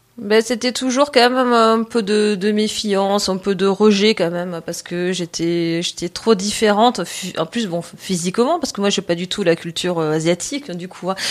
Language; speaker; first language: French; native; French